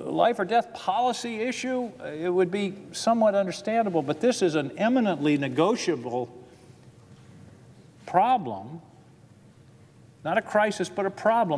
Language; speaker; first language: English; native; English